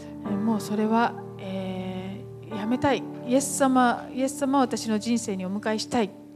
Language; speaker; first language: Japanese; native; Japanese